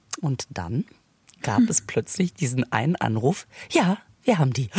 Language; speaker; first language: German; native; German